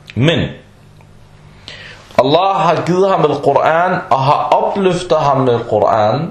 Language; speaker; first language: Danish; non-native, fluent; Arabic